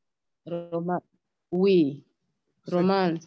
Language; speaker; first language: French; non-native, learner; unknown